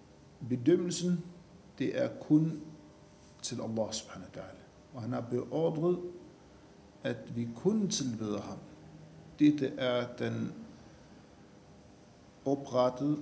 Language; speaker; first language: Danish; non-native, fluent; Arabic